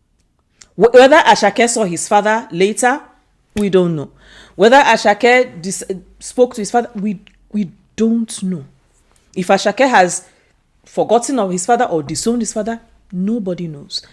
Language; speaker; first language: English; non-native, local second language; Igbo